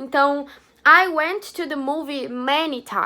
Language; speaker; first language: English; non-native, fluent; Portuguese